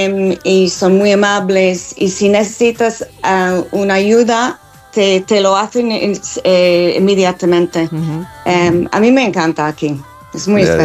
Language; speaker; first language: Spanish; non-native, fluent; English